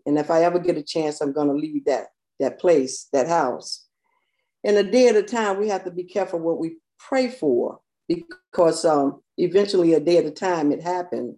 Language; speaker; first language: English; native; English